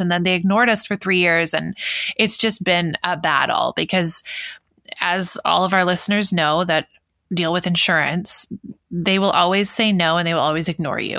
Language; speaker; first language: English; native; English